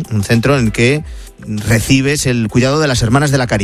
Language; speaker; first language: Spanish; native; Spanish